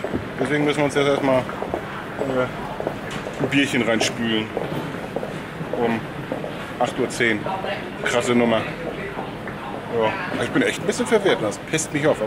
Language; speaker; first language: German; native; German